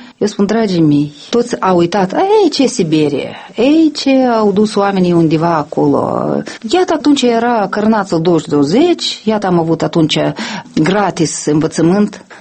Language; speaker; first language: Romanian; non-native, local second language; Russian